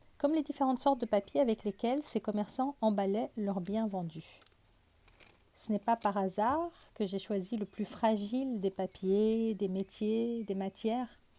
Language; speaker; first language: French; early bilingual, other home language; Turkish